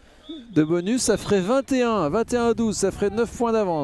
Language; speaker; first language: French; native; French